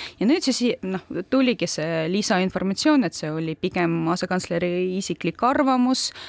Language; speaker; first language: Estonian; non-native, local second language; Russian